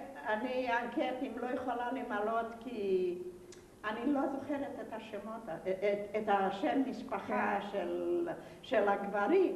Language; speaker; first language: Hebrew; non-native, fluent; Yiddish